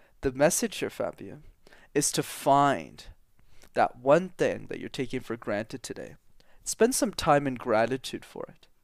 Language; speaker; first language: English; native; English